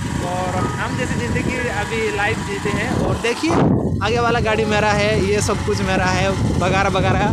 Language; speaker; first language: Hindi; non-native, local second language; Odia